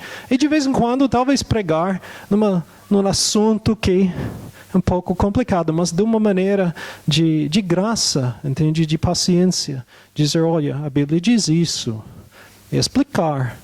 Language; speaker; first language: Portuguese; non-native, fluent; English